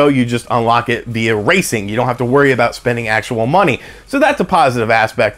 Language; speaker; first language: English; native; English